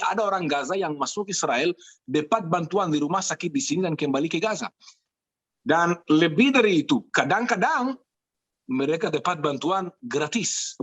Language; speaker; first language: Indonesian; non-native, fluent; Hebrew